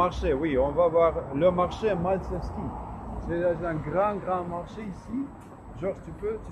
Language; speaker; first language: French; non-native, fluent; Russian